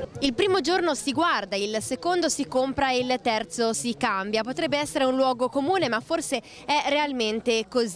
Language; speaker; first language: Italian; native; Italian